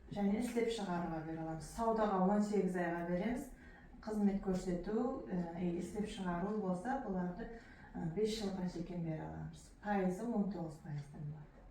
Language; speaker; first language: Uzbek; non-native, local second language; Kazakh